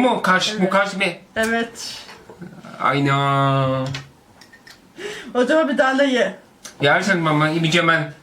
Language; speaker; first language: Turkish; non-native, learner; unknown